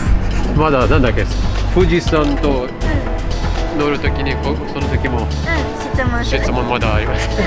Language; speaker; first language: Japanese; non-native, learner; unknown